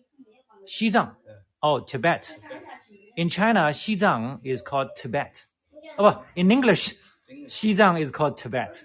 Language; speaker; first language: English; non-native, fluent; Chinese